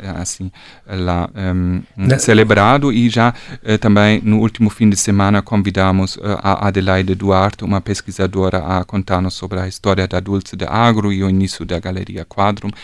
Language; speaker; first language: Portuguese; non-native, fluent; German